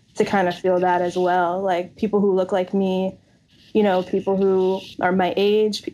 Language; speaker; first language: English; native; English